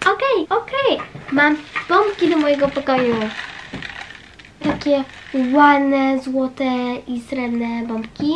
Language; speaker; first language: Polish; early bilingual, heritage; Polish